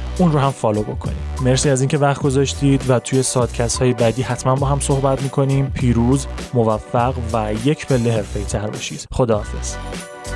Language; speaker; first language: Persian; native; Persian